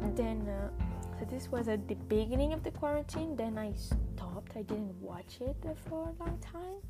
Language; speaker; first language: English; non-native, fluent; French